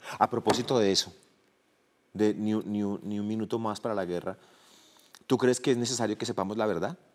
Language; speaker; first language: Spanish; native; Spanish